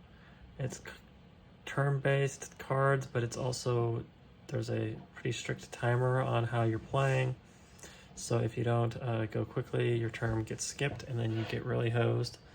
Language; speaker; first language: English; native; English